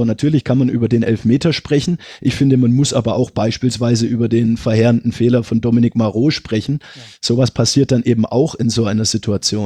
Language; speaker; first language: German; native; German